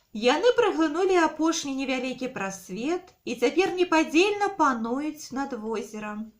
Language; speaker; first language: Belarusian; non-native, local second language; Russian